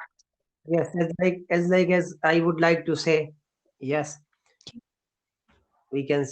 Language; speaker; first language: English; non-native, learner; Hindi